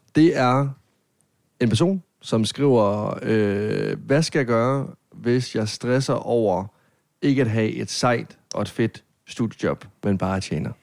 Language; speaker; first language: Danish; native; Danish